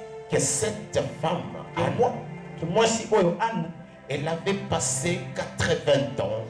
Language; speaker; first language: French; non-native, local second language; Lingala